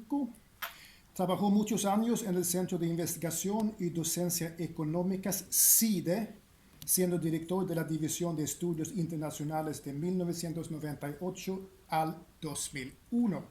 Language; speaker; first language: Spanish; non-native, fluent; Swedish